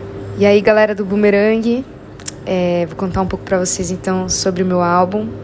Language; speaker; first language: Portuguese; native; Portuguese